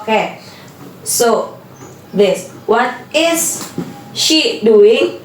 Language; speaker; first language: English; non-native, learner; Indonesian